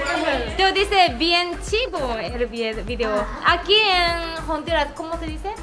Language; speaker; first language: Spanish; non-native, learner; Japanese